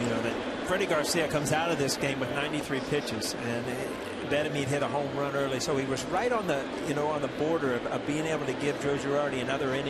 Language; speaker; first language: English; native; English